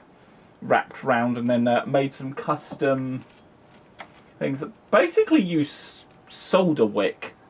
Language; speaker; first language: English; native; English